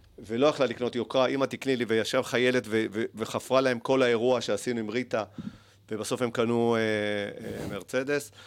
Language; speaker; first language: Hebrew; early bilingual, other home language; Spanish